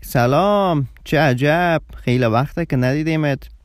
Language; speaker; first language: Persian; native; Persian